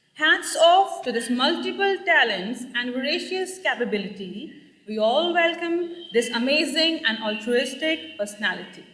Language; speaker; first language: English; non-native, local second language; Punjabi